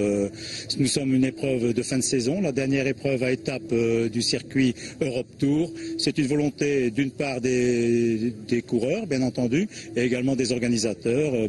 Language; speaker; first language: French; native; French